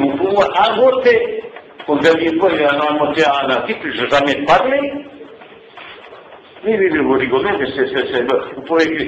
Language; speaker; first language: French; non-native, fluent; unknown